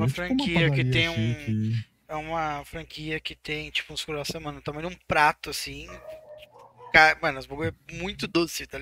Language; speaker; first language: Portuguese; native; Portuguese